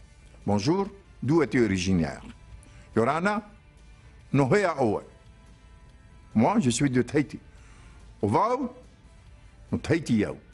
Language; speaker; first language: French; native; French